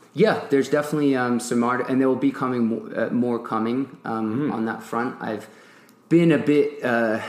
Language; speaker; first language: English; early bilingual, other home language; French